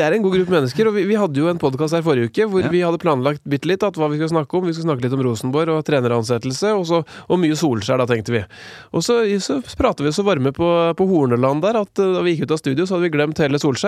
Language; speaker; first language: Norwegian; native; Norwegian